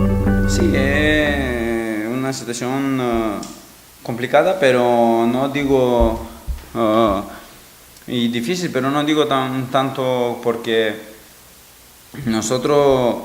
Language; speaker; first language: Spanish; non-native, fluent; Macedonian